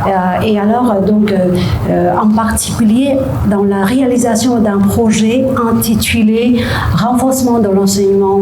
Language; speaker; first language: French; non-native, fluent; Vietnamese